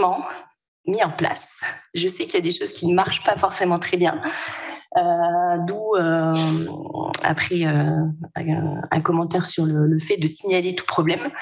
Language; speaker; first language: French; native; French